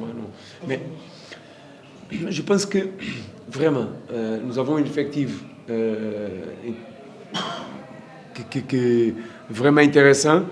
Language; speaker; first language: French; non-native, learner; Portuguese